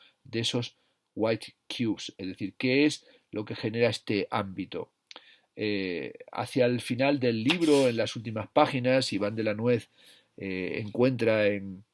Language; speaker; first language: Spanish; native; Spanish